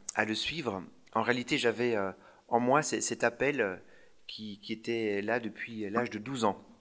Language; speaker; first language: French; native; French